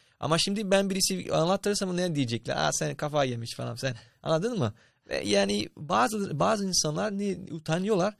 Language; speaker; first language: Turkish; non-native, fluent; English